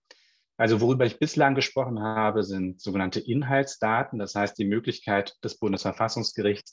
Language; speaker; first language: German; native; German